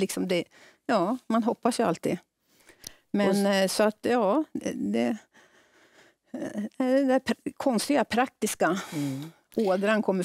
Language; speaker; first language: Swedish; native; Swedish